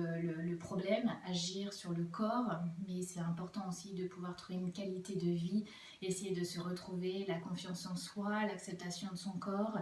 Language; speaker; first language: French; native; French